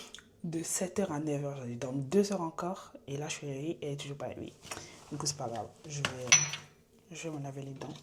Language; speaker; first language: French; native; French